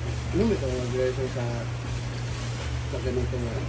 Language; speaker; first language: Filipino; non-native, local second language; Cebuano